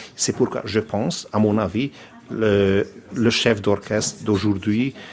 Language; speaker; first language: French; non-native, learner; Hungarian